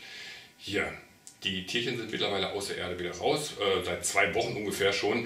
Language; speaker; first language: German; native; German